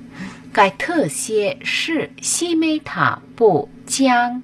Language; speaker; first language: Chinese; non-native, fluent; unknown